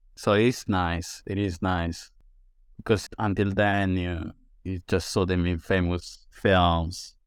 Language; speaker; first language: English; non-native, fluent; Italian